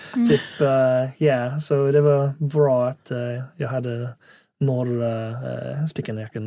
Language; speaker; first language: Swedish; non-native, fluent; English